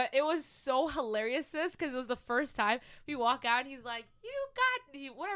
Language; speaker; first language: English; non-native, fluent; Rundi